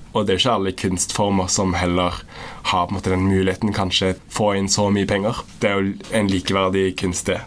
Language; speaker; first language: Norwegian; native; Norwegian